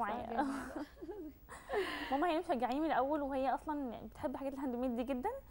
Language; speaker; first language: Arabic; native; Arabic